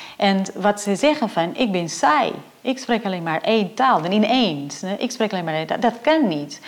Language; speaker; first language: Dutch; non-native, fluent; Portuguese